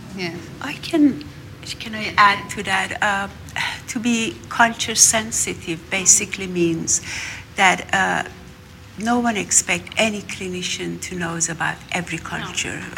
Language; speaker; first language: English; non-native, fluent; Persian